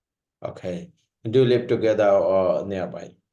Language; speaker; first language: English; non-native, fluent; Bangla